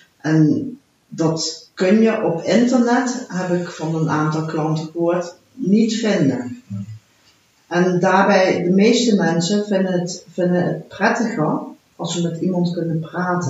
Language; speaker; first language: Dutch; early bilingual, heritage; Dutch